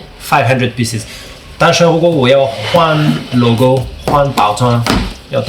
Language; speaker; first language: Chinese; non-native, fluent; French